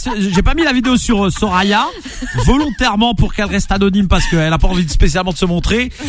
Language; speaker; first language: French; native; French